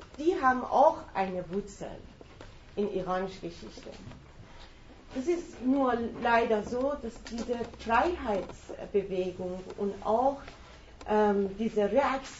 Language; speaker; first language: German; non-native, fluent; Persian